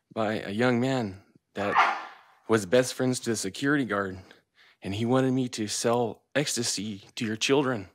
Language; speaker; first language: English; early bilingual, other home language; Spanish